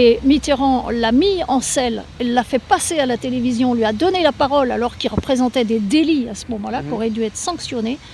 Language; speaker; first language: French; native; French